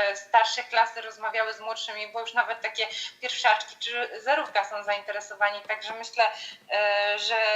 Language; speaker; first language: Polish; native; Polish